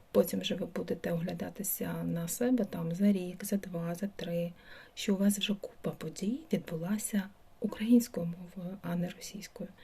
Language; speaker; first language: Ukrainian; non-native, local second language; Russian